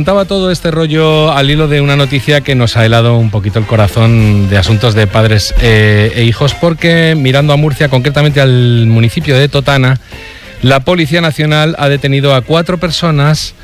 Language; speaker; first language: Spanish; native; Spanish